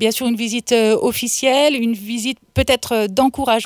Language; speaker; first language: French; native; French